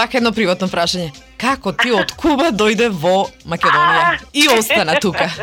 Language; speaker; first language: Macedonian; native; Macedonian